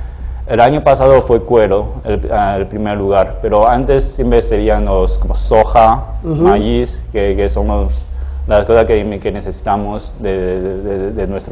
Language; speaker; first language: Spanish; non-native, fluent; Chinese